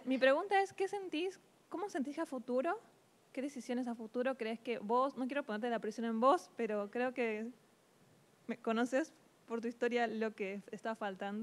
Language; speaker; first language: Spanish; native; Spanish